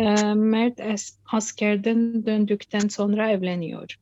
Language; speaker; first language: Turkish; non-native, learner; Urdu